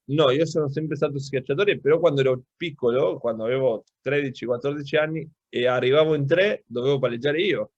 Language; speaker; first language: Italian; non-native, local second language; Spanish